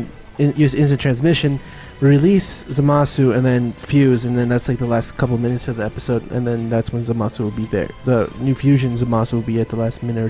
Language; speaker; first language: English; native; English